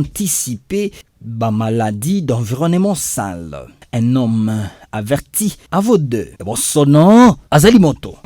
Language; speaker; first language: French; non-native, local second language; Lingala